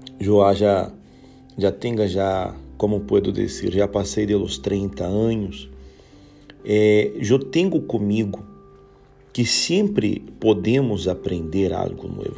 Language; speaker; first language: Portuguese; non-native, learner; Spanish